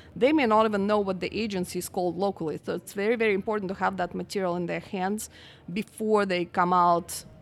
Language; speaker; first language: English; non-native, fluent; Russian